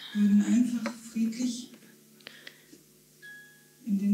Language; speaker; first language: German; early bilingual, other home language; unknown